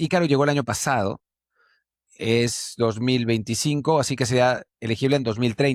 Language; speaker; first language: Spanish; native; Spanish